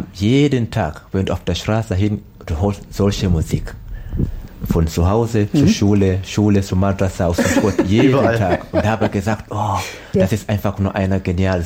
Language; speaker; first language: German; non-native, learner; Swahili